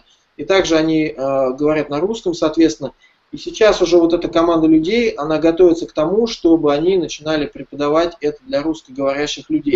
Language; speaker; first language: Russian; native; Russian